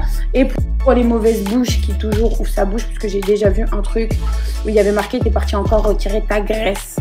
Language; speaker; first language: French; native; French